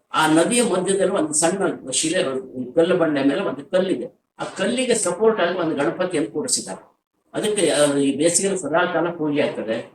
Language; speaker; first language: Kannada; early bilingual, other home language; Marathi